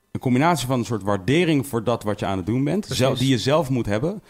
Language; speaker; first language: Dutch; native; Dutch